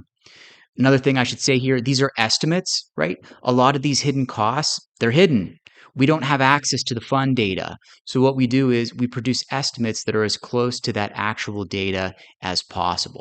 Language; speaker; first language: English; native; English